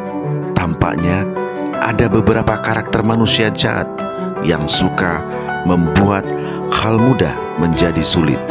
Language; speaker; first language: Indonesian; native; Indonesian